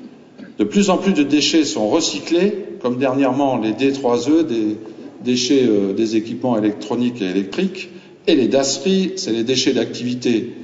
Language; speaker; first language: French; native; French